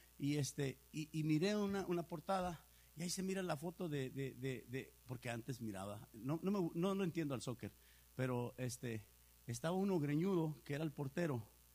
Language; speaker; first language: Spanish; early bilingual, heritage; Spanish